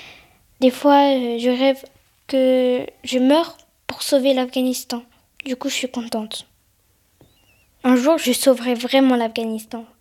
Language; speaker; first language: French; early bilingual, other home language; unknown